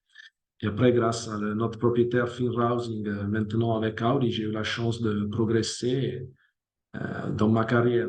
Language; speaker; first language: French; non-native, fluent; Italian